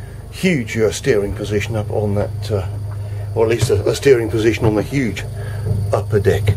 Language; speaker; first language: English; native; English